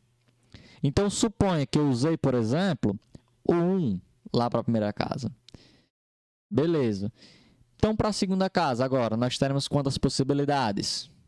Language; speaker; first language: Portuguese; native; Portuguese